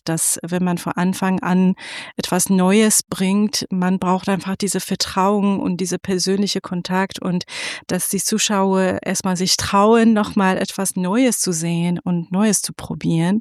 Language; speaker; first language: German; non-native, fluent; Persian